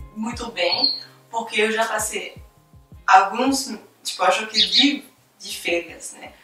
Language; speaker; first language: Portuguese; non-native, fluent; French